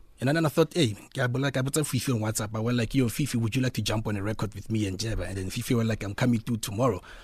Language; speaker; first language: English; non-native, local second language; Tswana